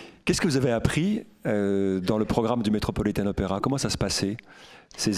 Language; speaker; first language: French; native; French